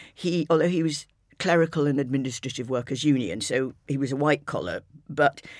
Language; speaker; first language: English; native; English